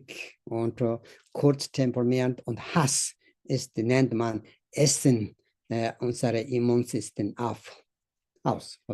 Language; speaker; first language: German; non-native, learner; Tibetan